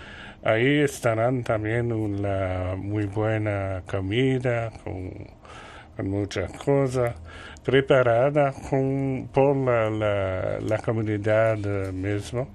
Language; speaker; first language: Spanish; non-native, learner; French